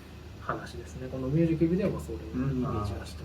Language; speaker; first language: Japanese; native; Japanese